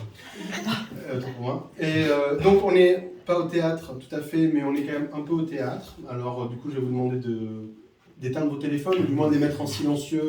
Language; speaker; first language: French; native; French